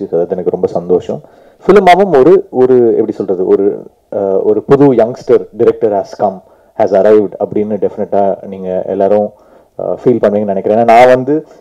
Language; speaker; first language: Tamil; native; Tamil